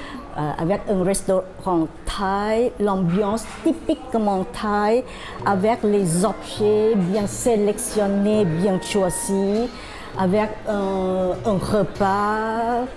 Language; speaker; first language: French; non-native, fluent; Thai